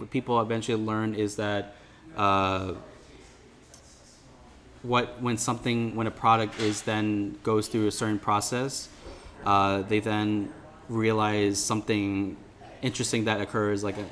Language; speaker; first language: English; native; English